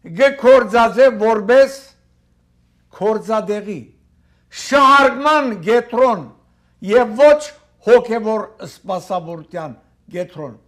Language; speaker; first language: Armenian; early bilingual, heritage; Armenian